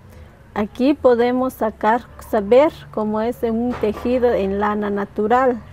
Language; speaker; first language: Spanish; non-native, local second language; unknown